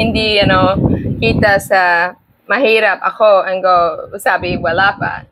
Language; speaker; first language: Filipino; non-native, learner; English